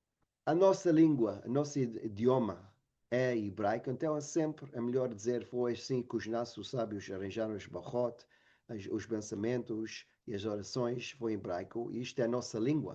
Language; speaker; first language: Portuguese; non-native, fluent; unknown